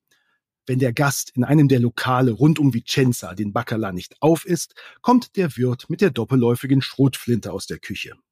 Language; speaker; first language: German; native; German